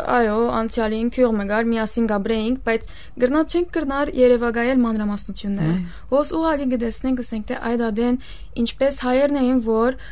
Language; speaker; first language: Armenian; early bilingual, heritage; Armenian